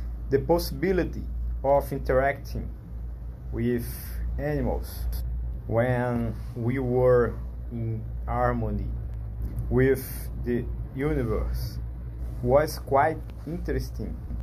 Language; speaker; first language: English; non-native, learner; Portuguese